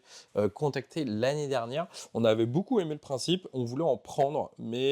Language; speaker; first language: French; native; French